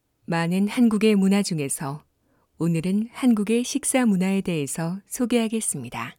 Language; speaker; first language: Korean; non-native, learner; Thai